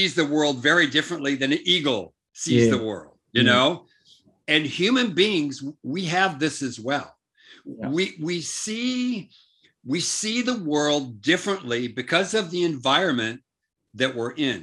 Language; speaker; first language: English; native; English